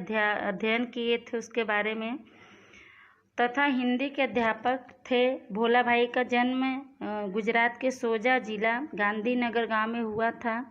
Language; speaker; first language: Hindi; non-native, local second language; Gujarati